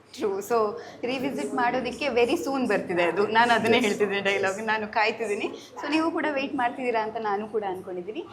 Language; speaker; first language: Kannada; native; Kannada